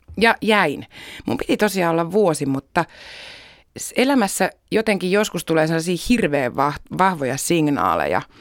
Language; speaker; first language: Finnish; native; Finnish